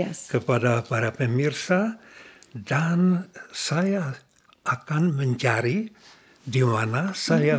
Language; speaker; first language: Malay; non-native, learner; Czech